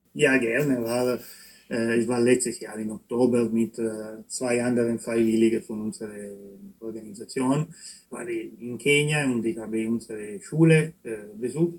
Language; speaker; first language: German; non-native, fluent; Italian